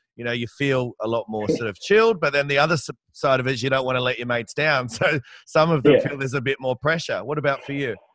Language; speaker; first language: English; native; English